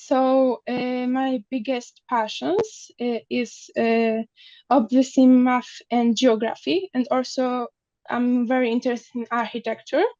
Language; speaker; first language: English; non-native, learner; Polish